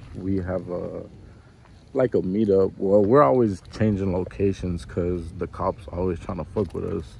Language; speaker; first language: English; early bilingual, other home language; Spanish